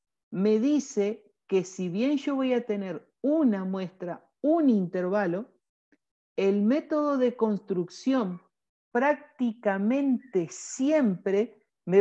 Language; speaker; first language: Spanish; native; Spanish